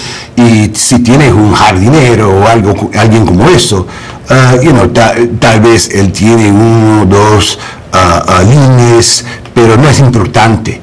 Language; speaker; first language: Spanish; early bilingual, heritage; English